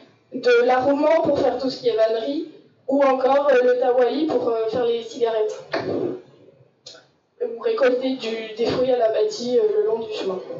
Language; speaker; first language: French; native; French